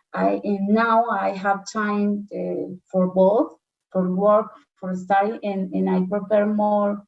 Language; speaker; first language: English; non-native, learner; Spanish